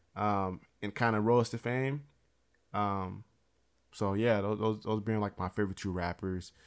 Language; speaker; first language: English; native; English